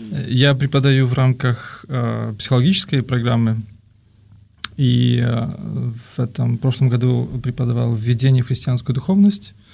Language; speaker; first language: Russian; native; Russian